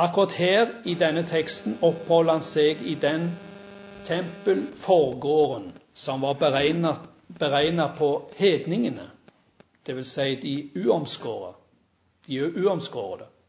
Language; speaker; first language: Norwegian; native; Norwegian